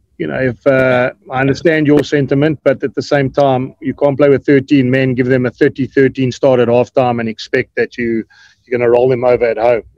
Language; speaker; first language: English; native; English